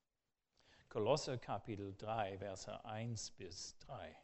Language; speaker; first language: German; non-native, fluent; English